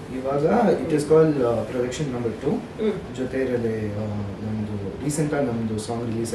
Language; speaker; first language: Kannada; early bilingual, heritage; Kannada